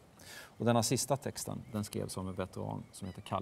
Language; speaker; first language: Swedish; native; Swedish